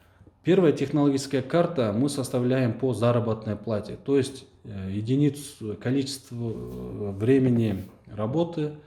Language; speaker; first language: Russian; non-native, local second language; Kyrgyz